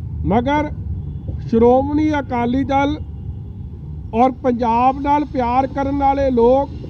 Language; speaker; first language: Hindi; non-native, local second language; Punjabi